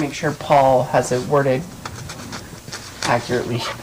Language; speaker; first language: English; native; English